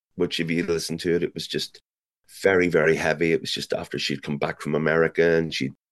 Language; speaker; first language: English; native; English